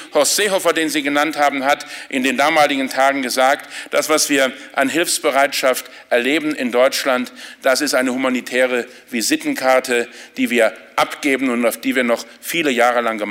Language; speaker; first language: German; native; German